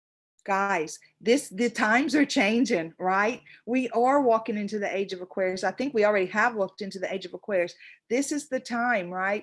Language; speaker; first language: English; native; English